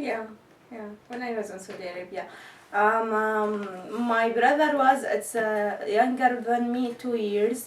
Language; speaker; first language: English; non-native, learner; Arabic